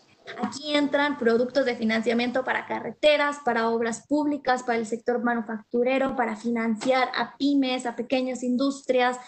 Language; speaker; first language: Spanish; native; Spanish